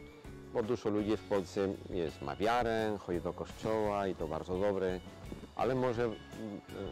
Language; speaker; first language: Polish; non-native, fluent; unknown